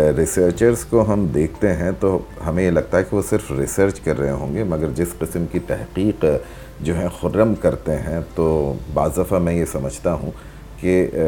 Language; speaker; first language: Urdu; native; Urdu